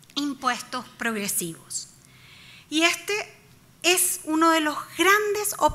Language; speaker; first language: Spanish; native; Spanish